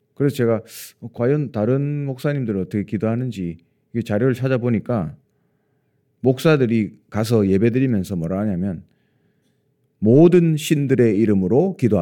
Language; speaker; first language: Korean; native; Korean